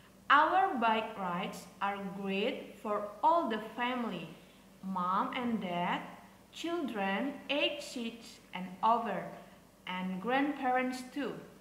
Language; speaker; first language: English; non-native, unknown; Indonesian